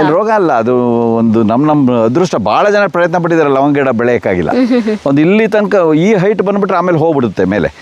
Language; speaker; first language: Kannada; native; Kannada